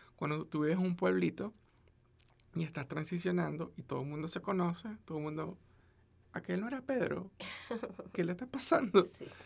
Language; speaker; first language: Spanish; native; Spanish